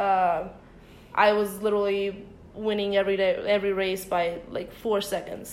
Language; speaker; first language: English; early bilingual, other home language; Bosnian